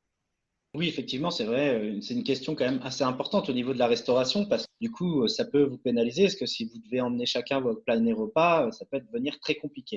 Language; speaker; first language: French; native; French